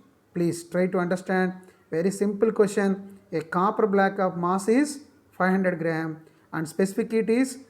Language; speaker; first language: English; non-native, local second language; Telugu